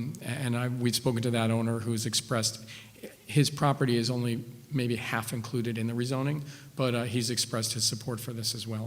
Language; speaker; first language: English; native; English